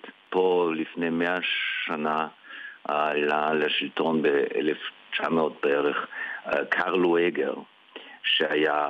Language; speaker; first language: Hebrew; early bilingual, heritage; Hebrew